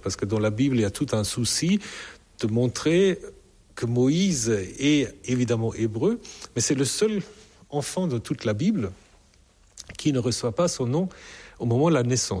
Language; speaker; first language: French; non-native, fluent; German